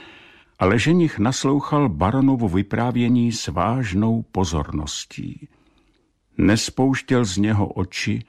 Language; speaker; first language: Czech; native; Czech